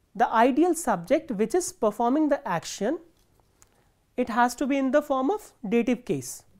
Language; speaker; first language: English; non-native, local second language; Hindi